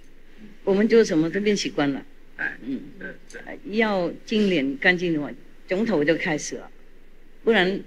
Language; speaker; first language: Chinese; non-native, fluent; Vietnamese